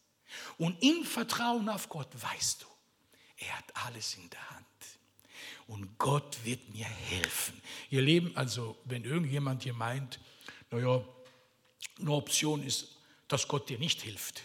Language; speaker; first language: German; non-native, fluent; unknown